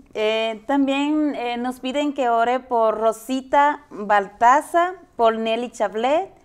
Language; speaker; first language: Spanish; native; Spanish